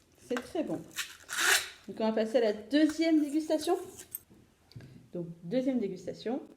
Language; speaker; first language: French; native; French